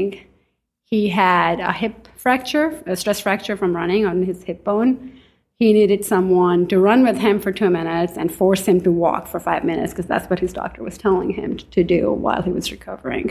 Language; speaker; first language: English; non-native, local second language; Urdu